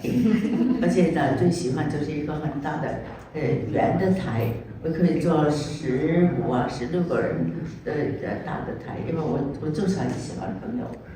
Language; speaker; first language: Chinese; non-native, local second language; Cantonese